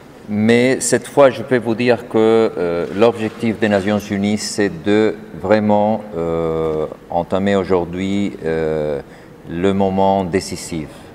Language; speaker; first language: French; non-native, fluent; Spanish